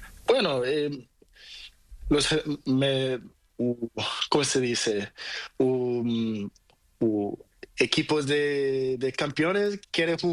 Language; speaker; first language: Spanish; non-native, learner; Portuguese